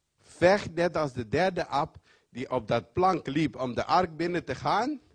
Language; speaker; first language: Dutch; non-native, fluent; Papiamento